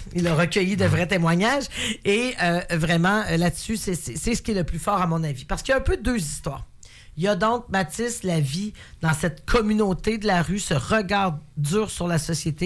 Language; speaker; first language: French; native; French